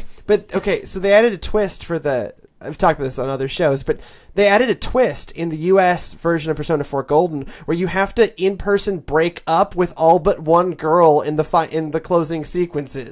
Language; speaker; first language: English; native; English